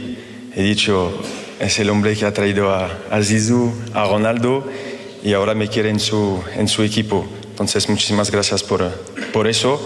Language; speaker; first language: Spanish; non-native, fluent; French